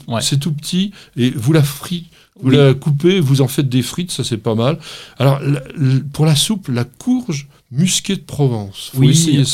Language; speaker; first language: French; native; French